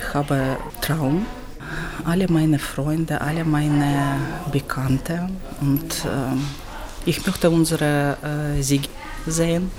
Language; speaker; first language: German; non-native, learner; Ukrainian